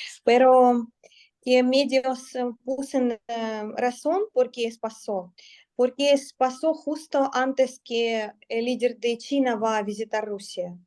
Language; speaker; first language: Spanish; non-native, learner; Russian